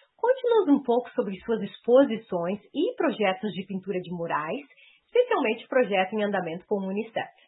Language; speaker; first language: Portuguese; native; Portuguese